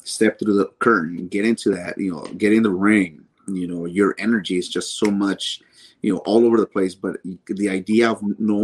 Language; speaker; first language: English; native; English